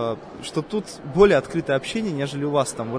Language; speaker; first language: Russian; native; Russian